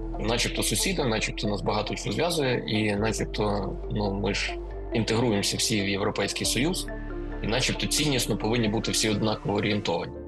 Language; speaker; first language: Ukrainian; native; Ukrainian